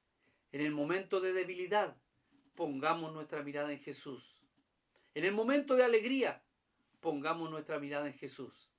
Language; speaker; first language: Spanish; native; Spanish